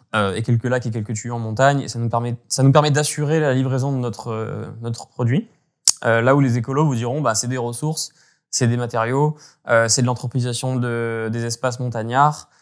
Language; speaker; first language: French; native; French